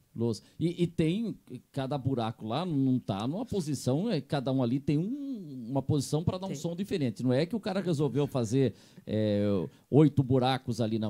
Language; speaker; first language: Portuguese; native; Portuguese